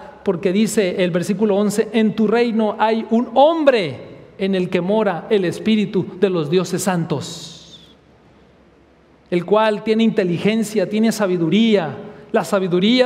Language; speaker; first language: Spanish; native; Spanish